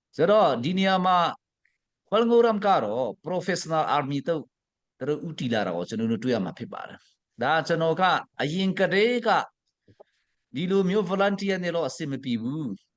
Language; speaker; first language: Burmese; non-native, local second language; Hakha Chin